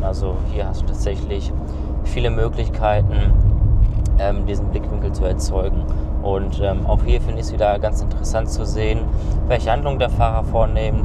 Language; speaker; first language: German; native; German